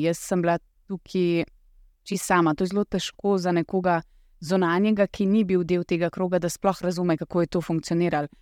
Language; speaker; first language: Slovenian; early bilingual, other home language; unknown